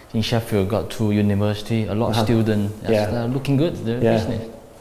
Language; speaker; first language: English; non-native, learner; Chinese